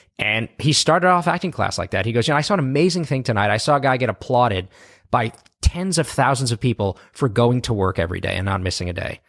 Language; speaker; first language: English; native; English